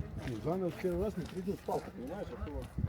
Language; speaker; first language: Russian; native; Russian